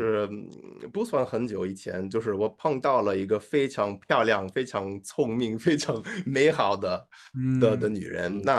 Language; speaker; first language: Chinese; non-native, fluent; English